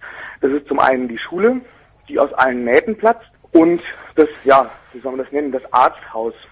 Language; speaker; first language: German; native; German